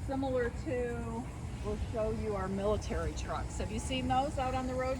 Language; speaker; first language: English; native; English